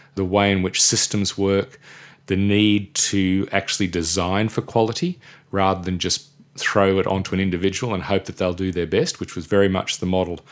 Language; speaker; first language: English; native; English